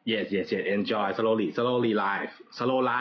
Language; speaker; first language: English; non-native, learner; Thai